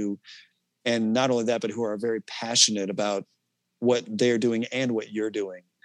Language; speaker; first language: English; native; English